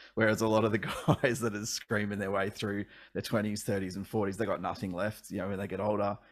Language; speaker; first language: English; native; English